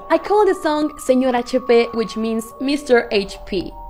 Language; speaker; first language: English; non-native, fluent; Spanish